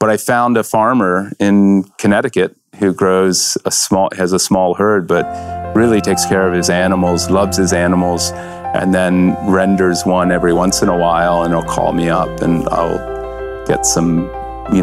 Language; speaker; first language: English; native; English